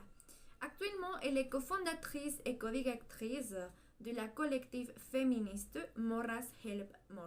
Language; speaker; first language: French; non-native, learner; Spanish